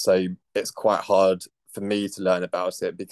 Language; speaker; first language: English; native; English